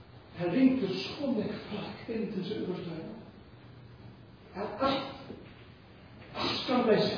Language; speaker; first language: Swedish; non-native, learner; Faroese